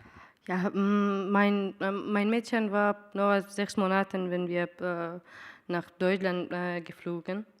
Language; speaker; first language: German; non-native, learner; Persian